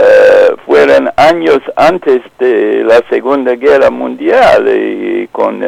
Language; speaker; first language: Spanish; non-native, fluent; English